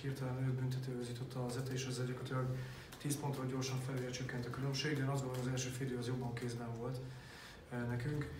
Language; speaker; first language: Hungarian; native; Hungarian